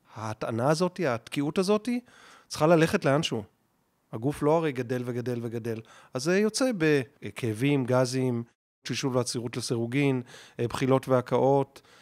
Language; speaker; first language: Hebrew; native; Hebrew